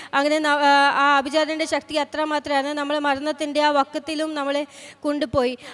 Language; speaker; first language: Malayalam; non-native, fluent; Punjabi